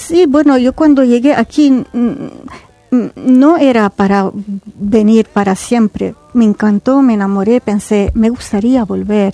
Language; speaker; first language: Spanish; non-native, fluent; Arabic